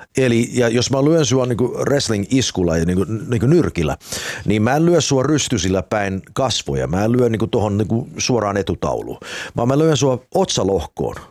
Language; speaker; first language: Finnish; early bilingual, heritage; Finnish